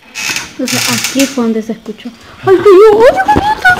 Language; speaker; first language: Spanish; native; Spanish